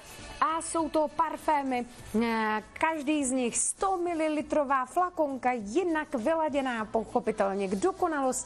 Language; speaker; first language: Czech; native; Czech